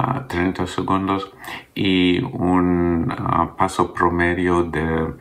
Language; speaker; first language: Spanish; non-native, learner; English